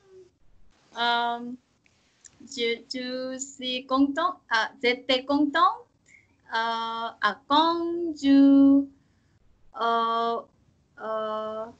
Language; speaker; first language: French; non-native, learner; Korean